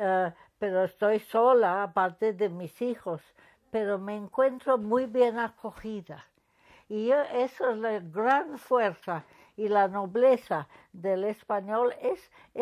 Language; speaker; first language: Spanish; non-native, fluent; English